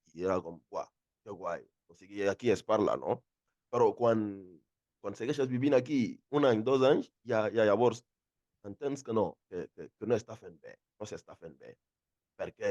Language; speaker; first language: Catalan; non-native, fluent; Akan